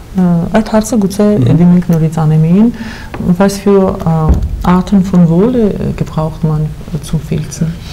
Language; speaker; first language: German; non-native, fluent; Armenian